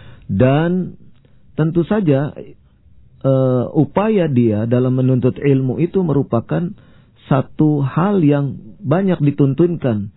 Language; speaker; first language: Indonesian; native; Indonesian